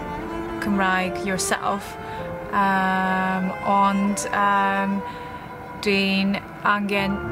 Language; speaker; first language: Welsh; non-native, learner; Japanese